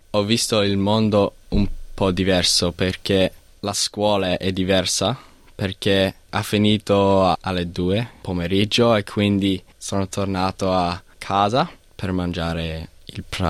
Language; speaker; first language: Italian; non-native, learner; English